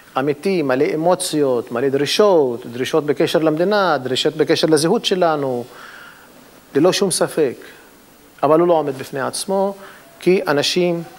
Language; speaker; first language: Hebrew; non-native, local second language; Arabic